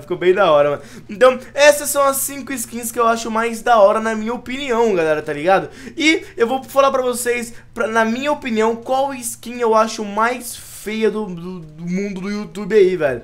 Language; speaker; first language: Portuguese; native; Portuguese